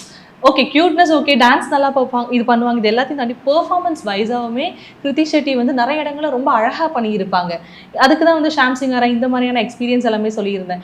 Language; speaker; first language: Tamil; native; Tamil